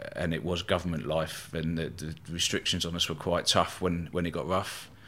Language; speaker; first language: English; native; English